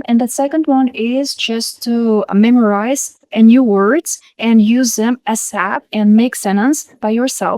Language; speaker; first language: English; non-native, fluent; Uzbek